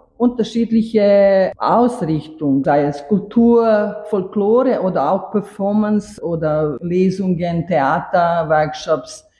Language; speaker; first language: German; non-native, fluent; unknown